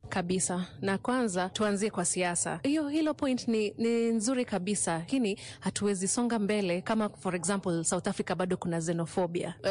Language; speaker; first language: Swahili; non-native, local second language; Luo (Kenya and Tanzania)